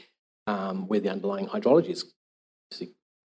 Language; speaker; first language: English; native; English